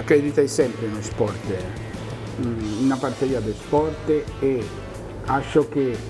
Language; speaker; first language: Portuguese; non-native, fluent; Italian